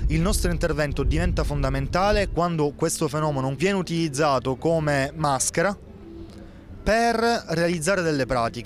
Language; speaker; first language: Italian; native; Italian